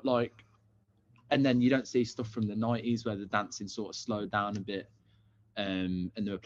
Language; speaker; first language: English; native; English